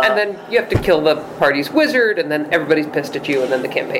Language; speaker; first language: English; native; English